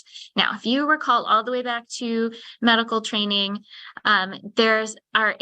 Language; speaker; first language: English; native; English